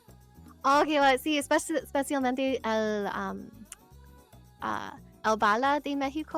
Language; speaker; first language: Spanish; non-native, learner; English